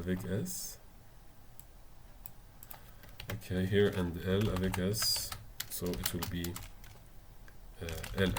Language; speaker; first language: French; non-native, fluent; Arabic